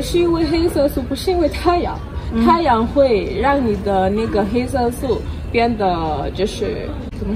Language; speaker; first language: Chinese; non-native, fluent; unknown